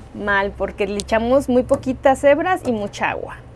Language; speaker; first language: Spanish; native; Spanish